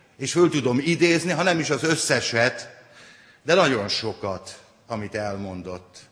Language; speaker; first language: Hungarian; native; Hungarian